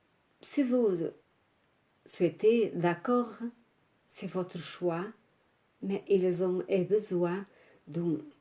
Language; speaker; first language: French; non-native, fluent; Portuguese